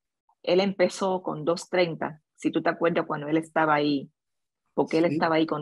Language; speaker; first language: Spanish; early bilingual, other home language; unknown